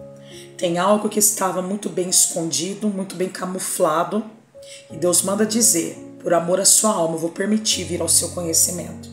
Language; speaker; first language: Portuguese; native; Portuguese